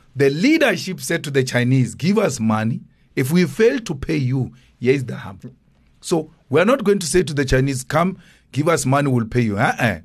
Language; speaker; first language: English; non-native, local second language; Northern Sotho